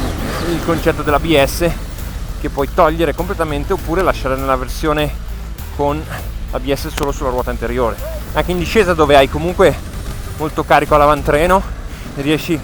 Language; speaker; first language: Italian; native; Italian